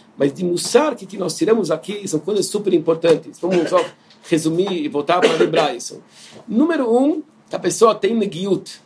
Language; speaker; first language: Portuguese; non-native, fluent; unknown